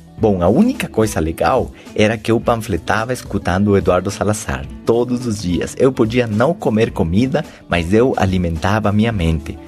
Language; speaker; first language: Portuguese; non-native, fluent; Spanish